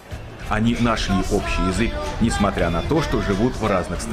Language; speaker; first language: Russian; native; Russian